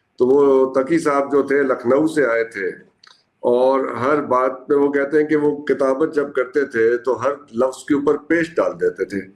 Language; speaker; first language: Urdu; non-native, local second language; Punjabi